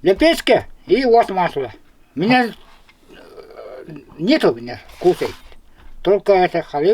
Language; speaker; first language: Russian; non-native, local second language; Yakut